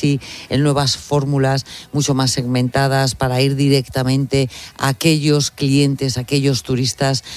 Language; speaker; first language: Spanish; native; Spanish